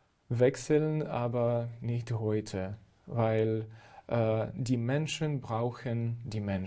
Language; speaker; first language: German; non-native, fluent; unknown